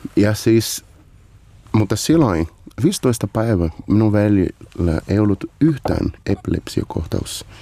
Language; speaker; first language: Finnish; non-native, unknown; Portuguese